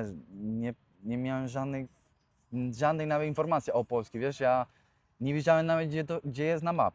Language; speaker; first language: Polish; non-native, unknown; Spanish